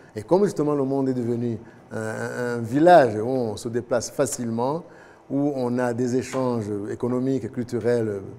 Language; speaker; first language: French; non-native, local second language; Kinyarwanda